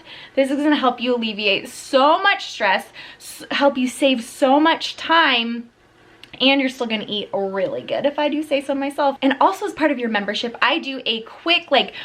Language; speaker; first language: English; native; English